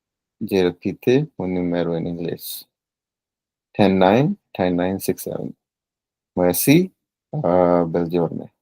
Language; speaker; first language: French; non-native, learner; Punjabi